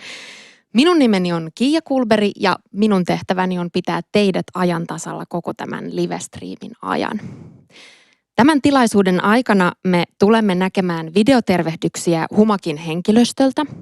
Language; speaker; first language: Finnish; native; Finnish